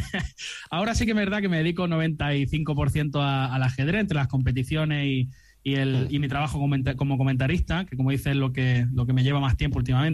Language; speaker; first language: Spanish; native; Spanish